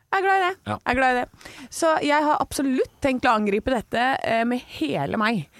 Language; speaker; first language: Norwegian; native; Norwegian